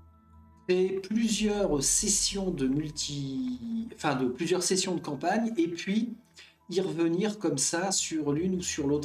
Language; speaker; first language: French; native; French